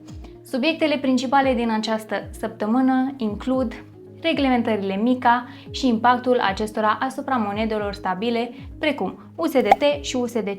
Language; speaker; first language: Romanian; native; Romanian